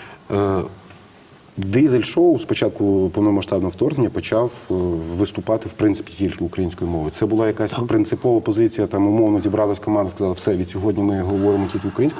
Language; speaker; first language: Ukrainian; native; Ukrainian